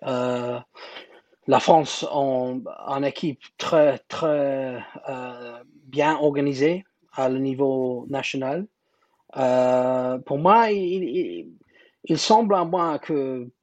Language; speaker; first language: French; non-native, learner; English